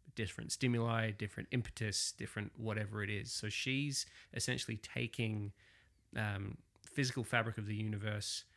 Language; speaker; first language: English; native; English